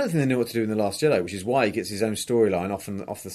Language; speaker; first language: English; native; English